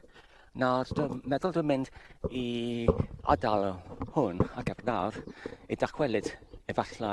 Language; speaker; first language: Welsh; non-native, learner; English